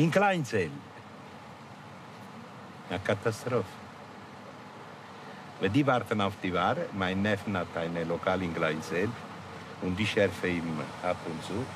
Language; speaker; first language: German; non-native, learner; Italian